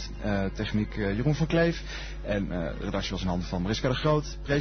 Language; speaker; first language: Dutch; native; Dutch